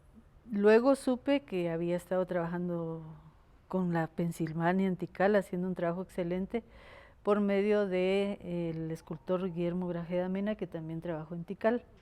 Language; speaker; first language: Spanish; native; Spanish